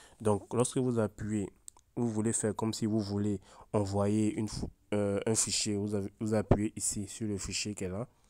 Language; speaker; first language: French; native; French